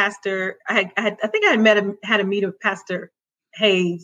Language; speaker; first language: English; native; English